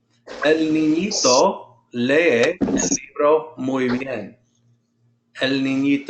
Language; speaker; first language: Spanish; non-native, fluent; English